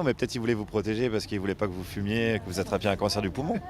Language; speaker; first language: French; native; French